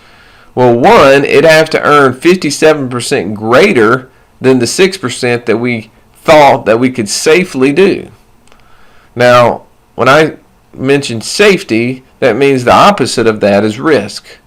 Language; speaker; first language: English; native; English